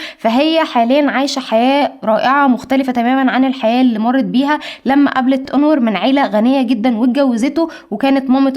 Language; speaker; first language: Arabic; native; Arabic